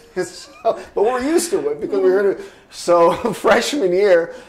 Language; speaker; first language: English; native; English